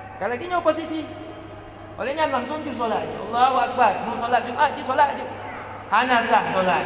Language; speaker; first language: Malay; non-native, local second language; Achinese